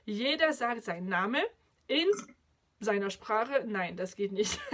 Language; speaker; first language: German; non-native, fluent; French